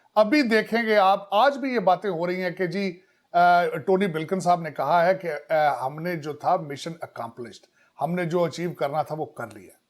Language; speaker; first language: Urdu; non-native, local second language; Punjabi